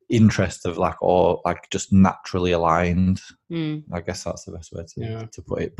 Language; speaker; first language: English; native; English